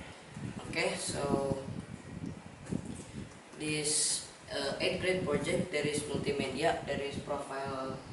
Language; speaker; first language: English; non-native, learner; Indonesian